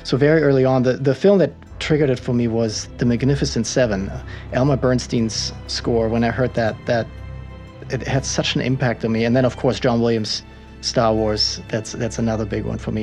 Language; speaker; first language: English; non-native, fluent; German